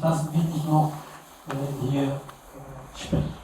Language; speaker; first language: German; non-native, learner; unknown